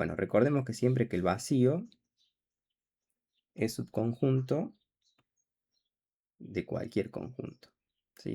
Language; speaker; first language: Spanish; native; Spanish